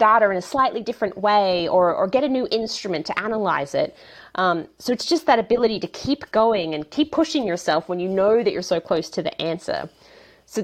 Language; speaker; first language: English; native; English